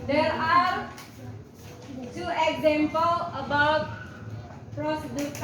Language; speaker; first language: English; non-native, learner; Indonesian